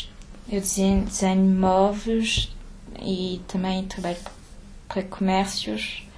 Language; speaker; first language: Portuguese; early bilingual, heritage; French